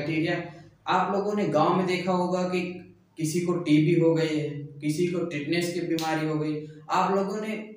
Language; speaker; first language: Hindi; native; Hindi